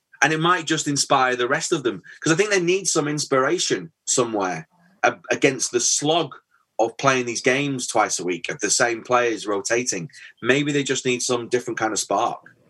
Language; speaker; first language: English; native; English